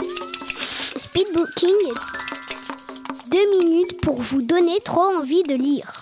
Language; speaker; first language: French; native; French